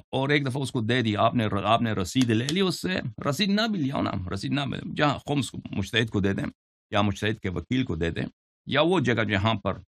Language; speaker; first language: Urdu; non-native, fluent; Persian